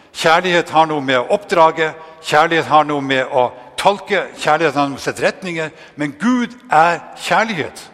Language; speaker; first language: Norwegian; native; Norwegian